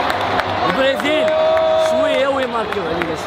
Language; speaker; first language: Arabic; native; Arabic